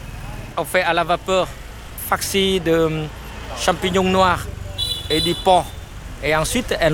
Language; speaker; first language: French; non-native, fluent; Vietnamese